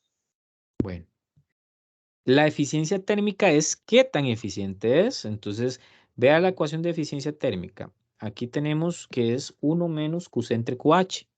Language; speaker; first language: Spanish; native; Spanish